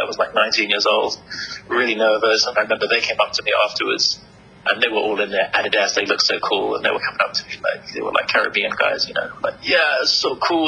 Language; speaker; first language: English; native; English